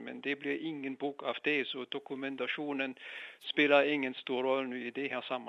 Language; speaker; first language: Swedish; non-native, fluent; German